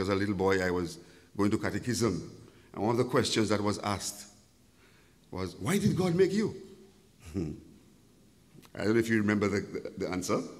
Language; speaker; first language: English; native; English